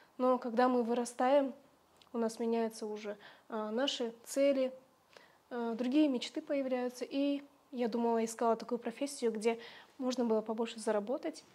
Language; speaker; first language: Russian; native; Russian